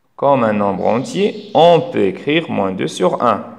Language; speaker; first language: French; non-native, local second language; Arabic